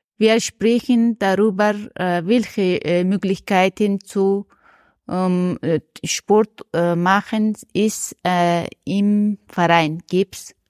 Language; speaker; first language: German; non-native, learner; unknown